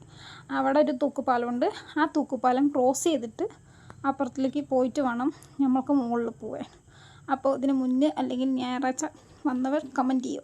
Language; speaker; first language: Malayalam; native; Malayalam